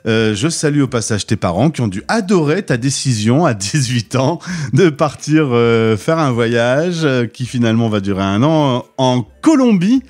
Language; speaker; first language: French; native; French